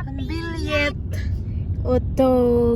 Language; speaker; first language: Swedish; non-native, learner; Filipino